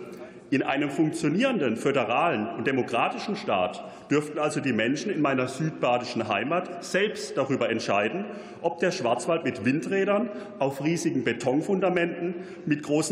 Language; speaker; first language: German; native; German